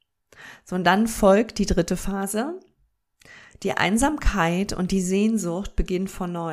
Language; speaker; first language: German; native; German